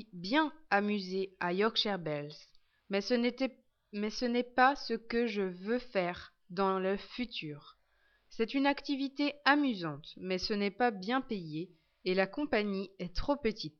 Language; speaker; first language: French; non-native, learner; English